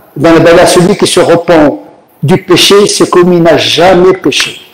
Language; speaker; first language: French; native; French